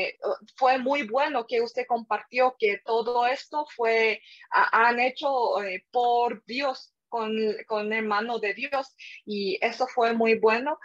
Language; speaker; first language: Spanish; non-native, fluent; Korean